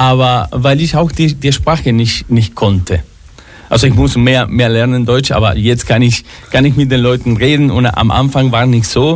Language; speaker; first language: German; non-native, fluent; Spanish